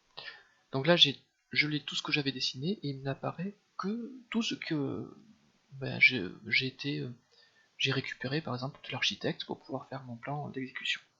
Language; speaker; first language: French; native; French